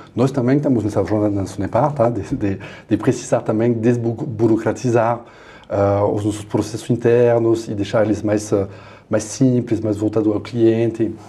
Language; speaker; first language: Portuguese; non-native, fluent; French